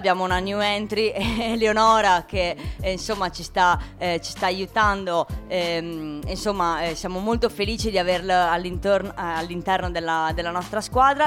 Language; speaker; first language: Italian; native; Italian